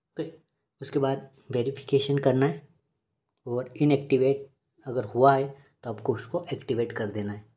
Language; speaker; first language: Hindi; native; Hindi